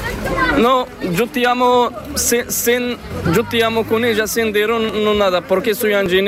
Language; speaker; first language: Spanish; non-native, learner; Arabic